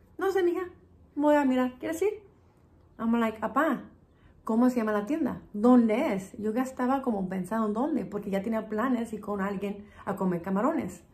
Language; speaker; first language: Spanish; early bilingual, heritage; Spanish